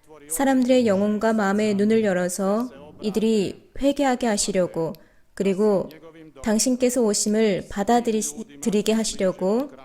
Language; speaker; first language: Korean; native; Korean